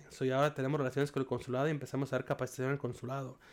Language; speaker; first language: Spanish; native; Spanish